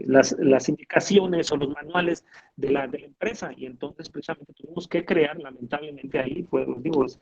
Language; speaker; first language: Spanish; native; Spanish